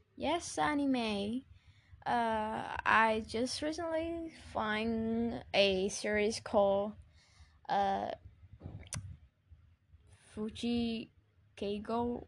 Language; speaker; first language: English; non-native, fluent; Vietnamese